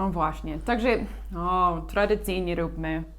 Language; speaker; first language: Polish; non-native, learner; English